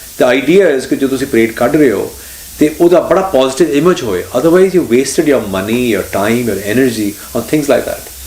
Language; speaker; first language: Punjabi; early bilingual, heritage; Punjabi